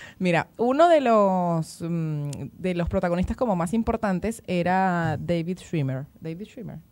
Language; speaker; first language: Spanish; native; Spanish